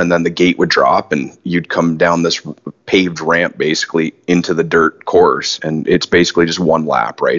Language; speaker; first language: English; native; English